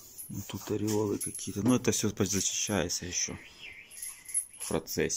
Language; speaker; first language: Russian; native; Russian